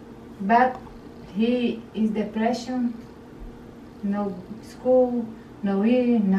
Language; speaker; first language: English; non-native, learner; Portuguese